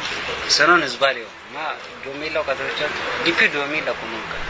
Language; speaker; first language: Italian; non-native, learner; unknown